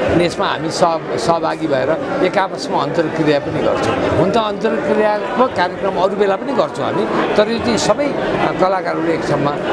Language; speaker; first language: Nepali; native; Nepali